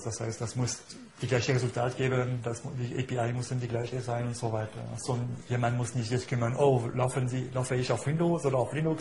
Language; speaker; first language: German; non-native, fluent; French